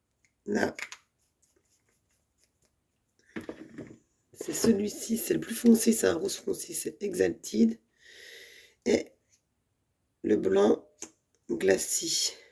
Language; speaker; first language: French; native; French